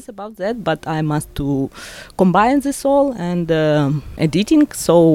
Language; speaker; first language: English; non-native, learner; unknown